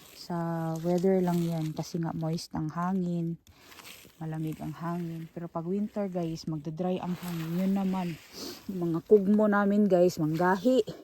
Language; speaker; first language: Filipino; non-native, local second language; Cebuano